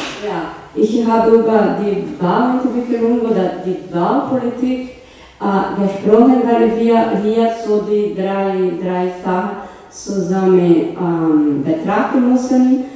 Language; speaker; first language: German; non-native, learner; Portuguese